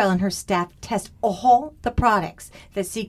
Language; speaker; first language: English; non-native, fluent; Turkish